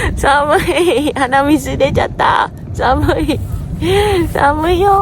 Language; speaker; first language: Japanese; non-native, learner; Thai